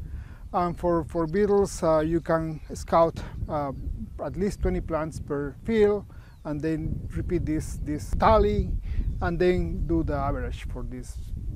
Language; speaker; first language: English; non-native, fluent; Spanish